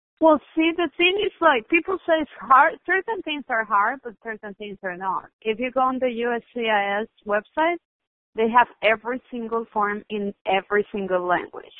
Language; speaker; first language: English; non-native, fluent; Spanish